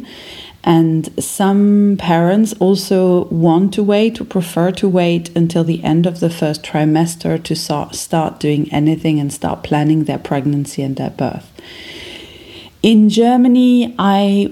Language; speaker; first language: English; non-native, fluent; French